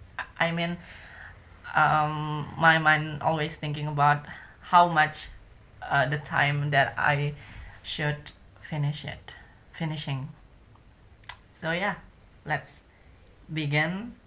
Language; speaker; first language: English; non-native, learner; Indonesian